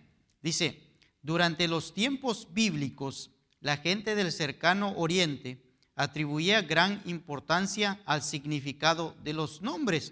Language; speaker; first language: Spanish; native; Spanish